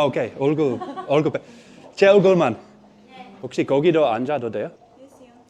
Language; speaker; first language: Korean; non-native, learner; Dutch